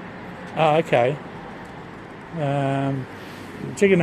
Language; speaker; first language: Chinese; non-native, learner; English